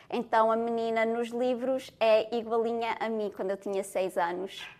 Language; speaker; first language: Portuguese; early bilingual, other home language; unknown